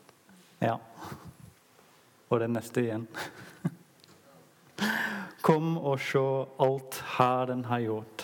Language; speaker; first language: Norwegian; non-native, learner; English